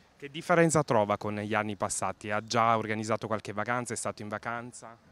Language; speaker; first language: Italian; native; Italian